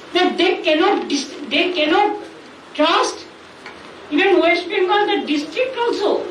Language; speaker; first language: English; non-native, local second language; Bangla